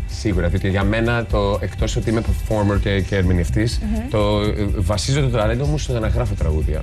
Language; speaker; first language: Greek; early bilingual, heritage; Greek